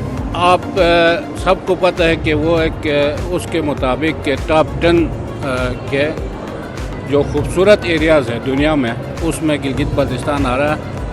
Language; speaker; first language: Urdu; non-native, local second language; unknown